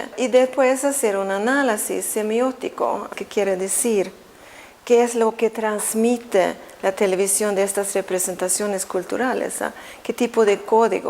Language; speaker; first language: Spanish; non-native, fluent; Swedish